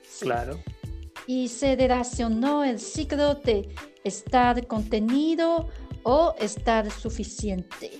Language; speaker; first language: Spanish; non-native, learner; Chinese